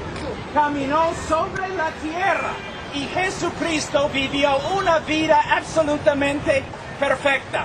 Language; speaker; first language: Spanish; non-native, fluent; English